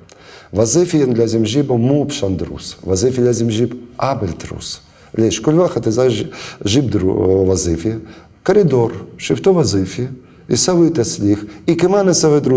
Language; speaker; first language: Arabic; non-native, learner; Russian